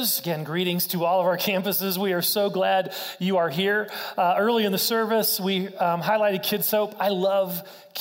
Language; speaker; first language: English; native; English